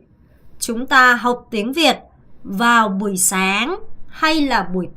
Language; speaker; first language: Vietnamese; non-native, fluent; Korean